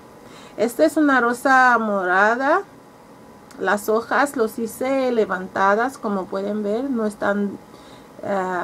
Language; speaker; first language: Spanish; early bilingual, heritage; Spanish